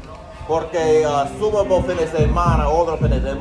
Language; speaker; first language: Spanish; non-native, learner; English